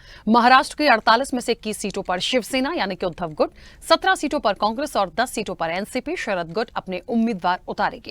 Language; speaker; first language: Hindi; native; Hindi